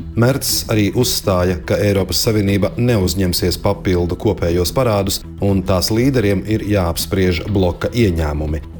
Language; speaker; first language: Latvian; non-native, local second language; Russian